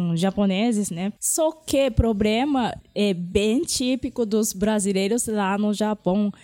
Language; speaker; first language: Portuguese; non-native, fluent; Japanese